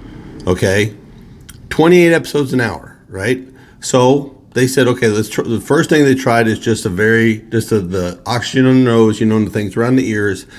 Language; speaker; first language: English; native; English